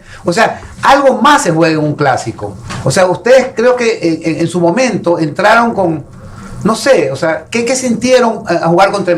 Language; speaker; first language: Spanish; native; Spanish